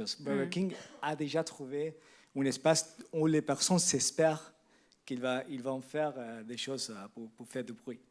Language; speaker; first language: French; non-native, learner; Spanish